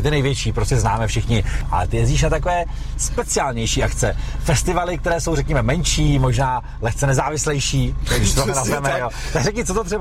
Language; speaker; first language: Czech; native; Czech